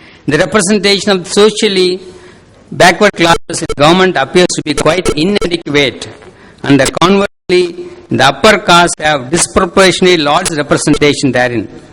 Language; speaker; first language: English; non-native, local second language; Tamil